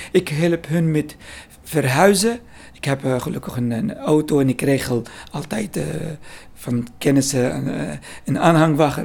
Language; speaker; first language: Dutch; non-native, learner; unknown